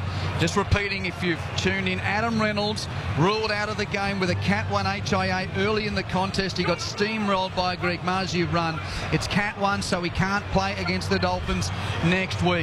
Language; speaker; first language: English; native; English